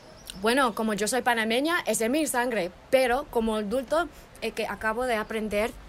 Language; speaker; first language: Spanish; early bilingual, heritage; English